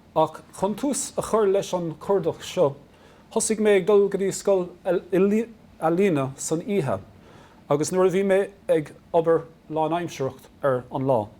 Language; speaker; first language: Irish; non-native, local second language; English